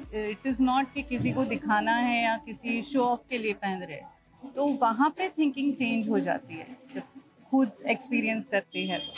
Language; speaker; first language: Hindi; non-native, local second language; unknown